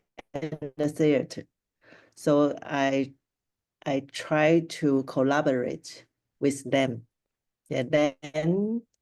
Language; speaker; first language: English; non-native, local second language; Chinese